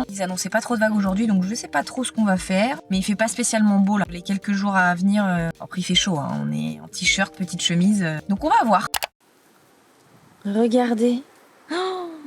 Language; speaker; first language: French; native; French